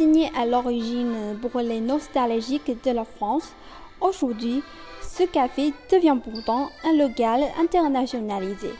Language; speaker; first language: French; non-native, fluent; Chinese